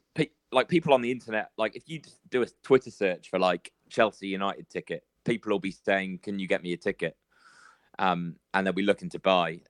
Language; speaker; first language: English; native; English